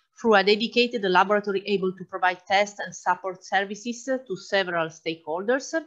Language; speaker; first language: English; non-native, fluent; Italian